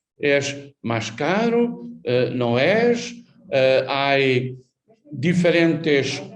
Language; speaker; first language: Spanish; non-native, fluent; Portuguese